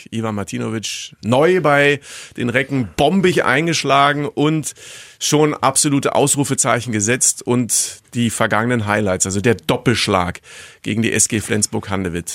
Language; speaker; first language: German; native; German